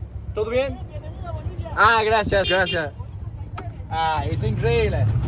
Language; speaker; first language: Spanish; non-native, learner; English